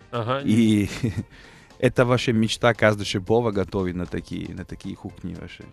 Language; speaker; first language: Russian; non-native, fluent; Italian